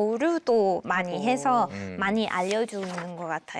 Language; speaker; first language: Korean; non-native, fluent; English